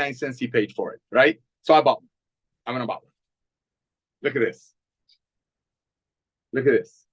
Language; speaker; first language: English; native; English